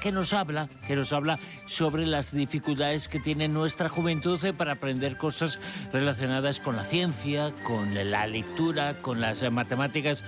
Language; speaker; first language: Spanish; native; Spanish